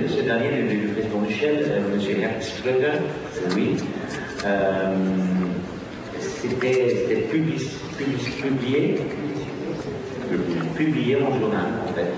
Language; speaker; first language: French; non-native, learner; Dutch